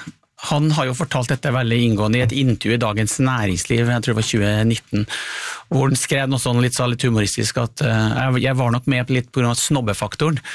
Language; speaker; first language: Norwegian; native; Norwegian